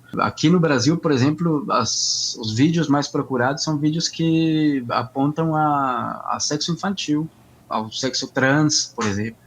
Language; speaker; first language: Portuguese; non-native, fluent; Spanish